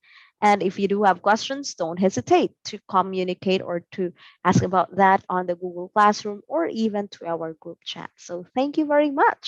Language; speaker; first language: English; non-native, local second language; Cebuano